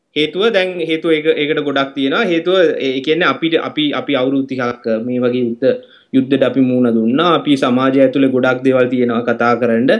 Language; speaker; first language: Sinhala; non-native, local second language; Tamil